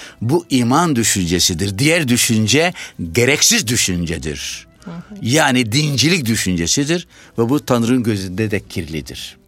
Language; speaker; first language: Turkish; non-native, fluent; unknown